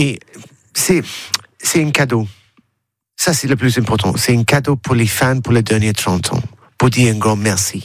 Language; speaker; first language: French; non-native, learner; English